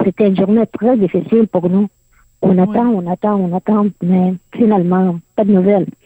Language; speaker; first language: French; non-native, learner; Arabic